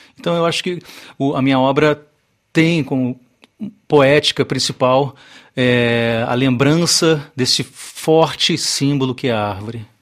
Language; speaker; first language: Portuguese; native; Portuguese